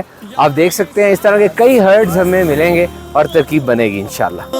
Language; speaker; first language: Urdu; native; Urdu